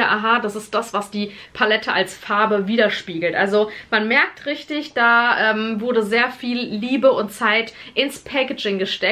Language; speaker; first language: German; native; German